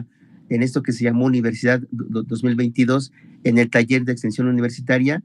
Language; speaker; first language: Spanish; native; Spanish